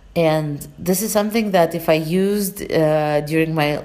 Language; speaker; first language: English; non-native, fluent; Russian